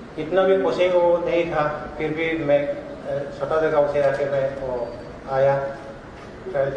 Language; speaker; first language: Hindi; non-native, local second language; Bodo